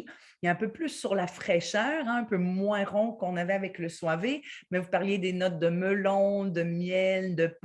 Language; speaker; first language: French; native; French